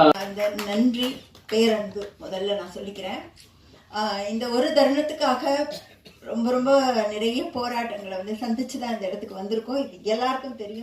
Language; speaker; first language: Tamil; native; Tamil